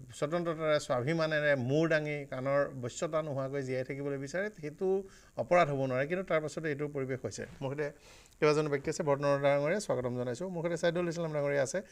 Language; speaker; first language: Assamese; native; Assamese